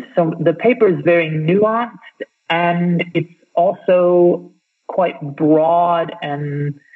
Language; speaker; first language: English; native; English